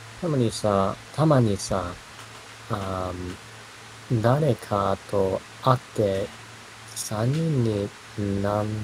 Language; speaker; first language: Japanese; non-native, learner; English